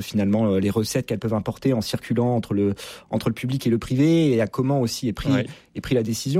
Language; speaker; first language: French; native; French